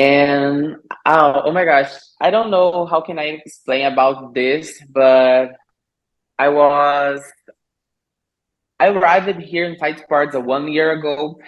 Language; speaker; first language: English; non-native, learner; Portuguese